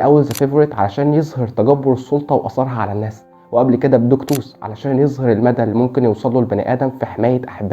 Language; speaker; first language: Arabic; native; Arabic